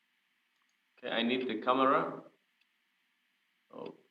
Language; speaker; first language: English; non-native, fluent; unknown